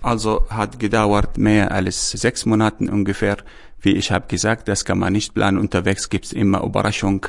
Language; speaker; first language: German; non-native, learner; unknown